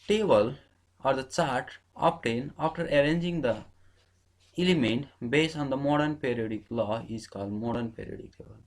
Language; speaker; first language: English; non-native, local second language; Nepali